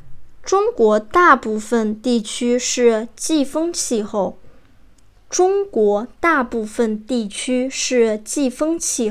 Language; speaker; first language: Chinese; native; Chinese